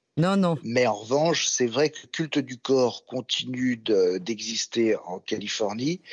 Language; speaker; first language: French; native; French